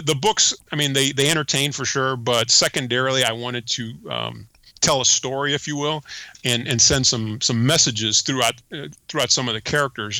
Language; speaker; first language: English; early bilingual, other home language; Spanish